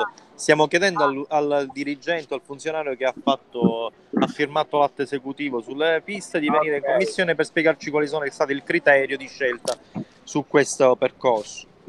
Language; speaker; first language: Italian; native; Italian